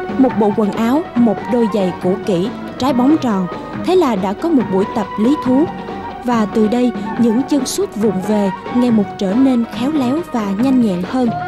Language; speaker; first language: Vietnamese; native; Vietnamese